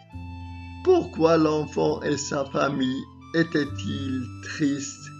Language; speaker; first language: French; non-native, local second language; Arabic